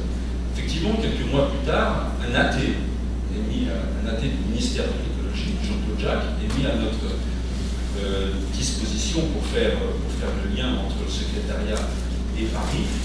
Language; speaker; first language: French; native; French